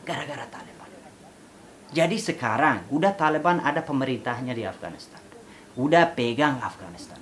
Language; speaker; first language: Indonesian; non-native, fluent; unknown